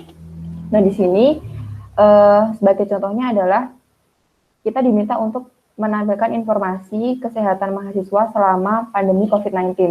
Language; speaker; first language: Indonesian; native; Indonesian